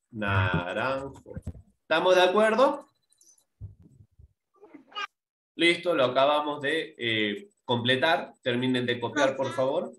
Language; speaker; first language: Spanish; native; Spanish